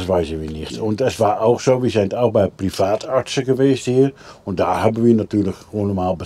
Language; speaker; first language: German; non-native, learner; Dutch